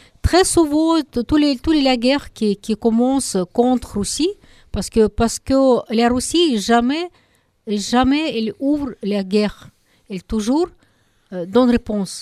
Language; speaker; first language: French; non-native, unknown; Russian